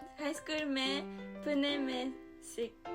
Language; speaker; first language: Hindi; non-native, learner; Japanese